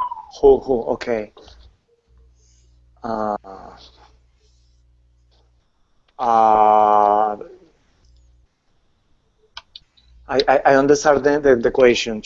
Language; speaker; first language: English; non-native, learner; Spanish